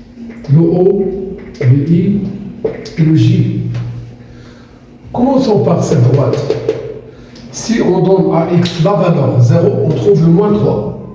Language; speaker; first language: French; non-native, local second language; Arabic